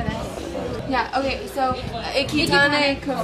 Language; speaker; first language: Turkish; non-native, learner; English